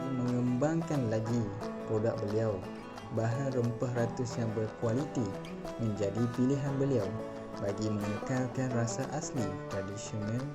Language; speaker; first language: Malay; native; Malay